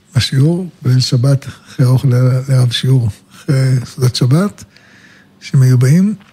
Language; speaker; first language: Hebrew; native; Hebrew